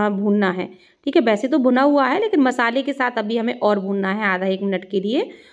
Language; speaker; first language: Hindi; native; Hindi